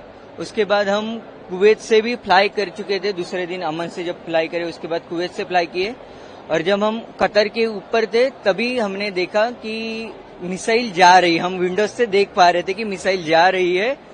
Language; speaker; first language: Hindi; native; Hindi